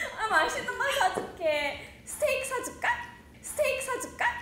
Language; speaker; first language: Korean; non-native, learner; Indonesian